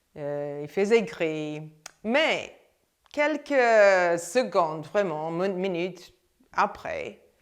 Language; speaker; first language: French; non-native, fluent; English